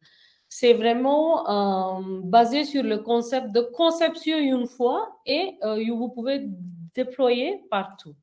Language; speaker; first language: French; non-native, fluent; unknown